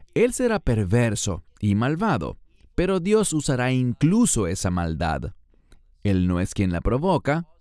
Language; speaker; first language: Spanish; non-native, fluent; Hebrew